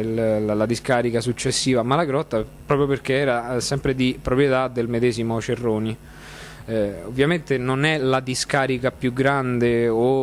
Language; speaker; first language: Italian; native; Italian